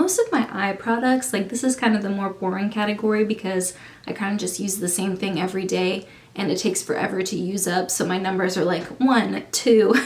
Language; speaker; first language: English; native; English